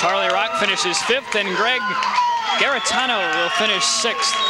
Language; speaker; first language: English; native; English